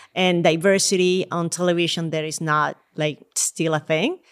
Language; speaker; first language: English; non-native, fluent; Spanish